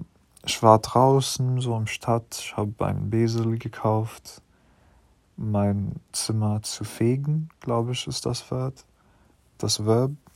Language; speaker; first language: German; non-native, learner; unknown